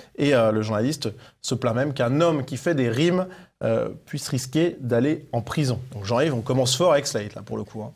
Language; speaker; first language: French; native; French